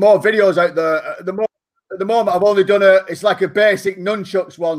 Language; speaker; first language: English; native; English